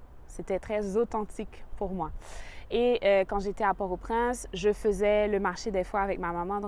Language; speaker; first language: French; native; French